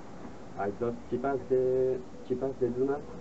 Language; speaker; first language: Spanish; non-native, learner; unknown